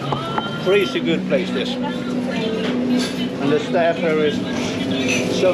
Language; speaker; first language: English; non-native, fluent; Swedish